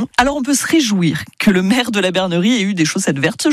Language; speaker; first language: French; native; French